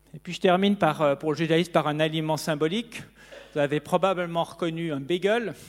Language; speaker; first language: French; native; French